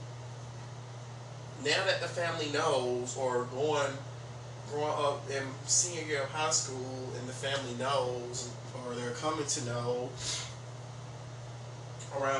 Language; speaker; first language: English; native; English